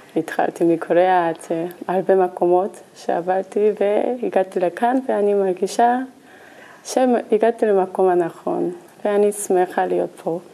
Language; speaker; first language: Hebrew; non-native, learner; Korean